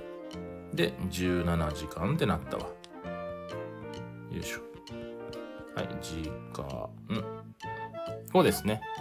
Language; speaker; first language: Japanese; native; Japanese